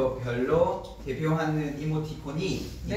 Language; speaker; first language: Korean; non-native, learner; Vietnamese